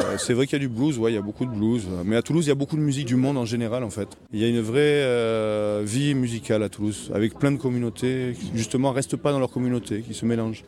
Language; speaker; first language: French; native; French